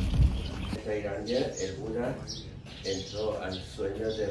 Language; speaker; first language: Spanish; non-native, fluent; Filipino